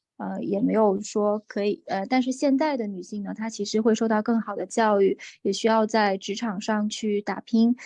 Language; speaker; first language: Chinese; native; Chinese